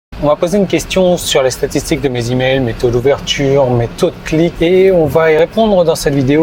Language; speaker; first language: French; native; French